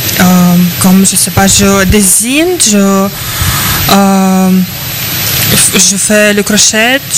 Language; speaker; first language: French; non-native, learner; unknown